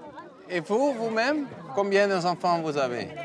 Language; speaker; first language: French; non-native, fluent; Dutch